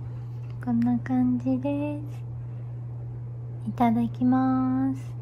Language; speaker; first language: Japanese; native; Japanese